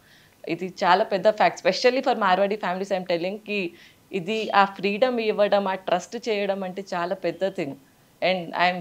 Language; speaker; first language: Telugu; non-native, local second language; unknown